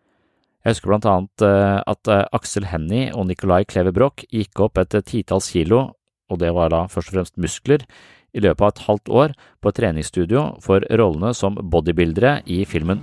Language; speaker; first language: Norwegian; native; Norwegian